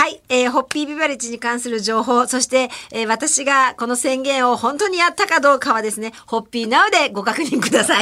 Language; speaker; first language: Japanese; native; Japanese